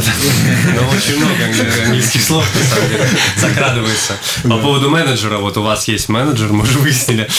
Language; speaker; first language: Russian; native; Russian